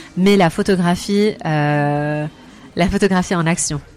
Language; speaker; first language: French; non-native, fluent; Arabic